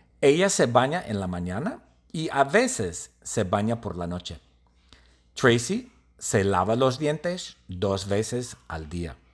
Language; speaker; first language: Spanish; non-native, learner; English